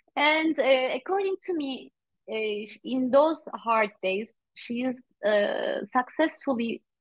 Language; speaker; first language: English; non-native, fluent; Turkish